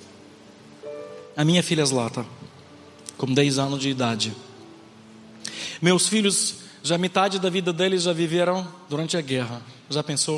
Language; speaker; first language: Portuguese; non-native, fluent; Ukrainian